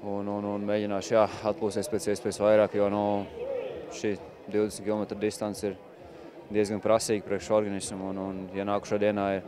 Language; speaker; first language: Latvian; native; Latvian